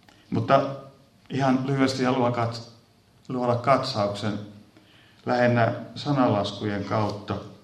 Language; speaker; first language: Finnish; native; Finnish